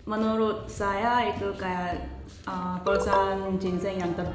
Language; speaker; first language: Indonesian; non-native, fluent; Korean